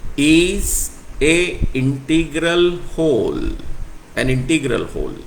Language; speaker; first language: English; non-native, local second language; Marathi